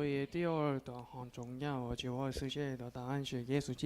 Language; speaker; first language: Chinese; non-native, learner; Korean